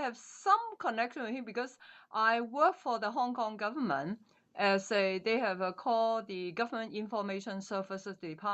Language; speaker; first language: English; non-native, local second language; Cantonese